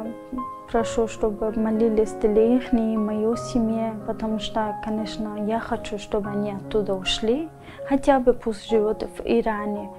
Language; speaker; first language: Russian; non-native, learner; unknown